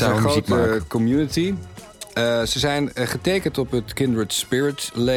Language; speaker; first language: Dutch; native; Dutch